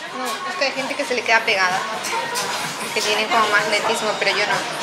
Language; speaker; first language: Spanish; native; Spanish